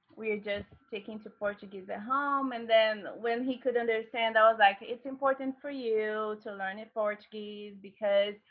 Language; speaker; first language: English; non-native, fluent; Portuguese